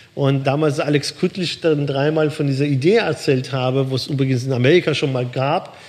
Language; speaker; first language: German; early bilingual, other home language; Persian